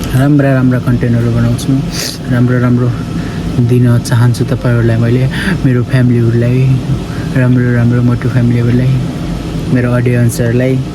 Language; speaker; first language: Nepali; native; Nepali